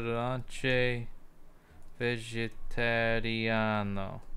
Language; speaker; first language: Portuguese; non-native, learner; English